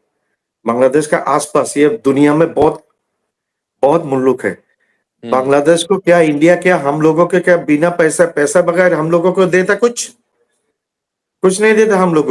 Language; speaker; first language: Hindi; non-native, learner; Bangla